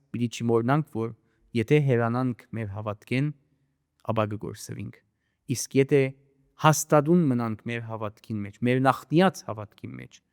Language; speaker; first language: Armenian; early bilingual, heritage; Armenian